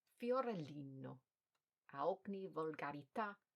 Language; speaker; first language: Italian; non-native, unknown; English